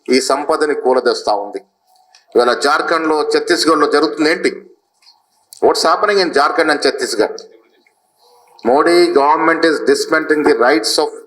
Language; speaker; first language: Telugu; native; Telugu